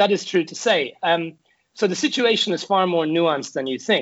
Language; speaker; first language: English; native; English